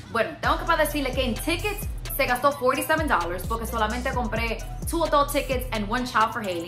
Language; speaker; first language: Spanish; early bilingual, heritage; Spanish